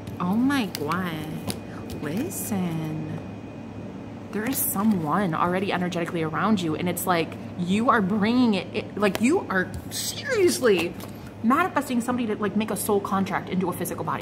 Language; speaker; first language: English; native; English